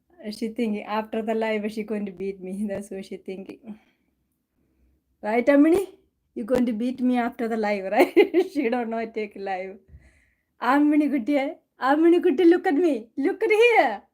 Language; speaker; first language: English; non-native, local second language; Malayalam